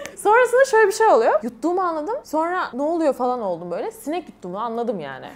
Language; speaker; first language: Turkish; native; Turkish